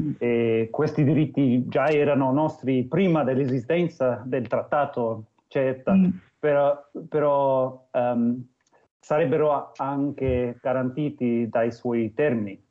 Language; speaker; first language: Italian; non-native, fluent; English